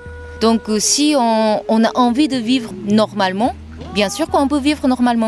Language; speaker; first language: French; non-native, learner; Japanese